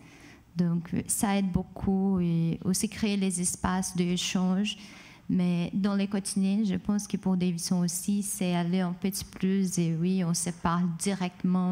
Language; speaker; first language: French; non-native, fluent; Portuguese